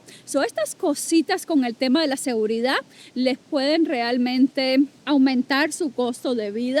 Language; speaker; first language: Spanish; native; Spanish